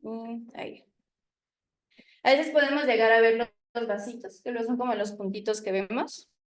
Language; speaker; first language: Spanish; native; Spanish